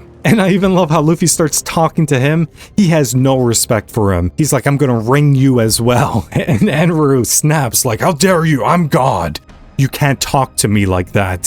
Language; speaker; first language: English; native; English